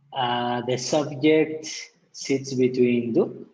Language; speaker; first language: English; non-native, learner; Spanish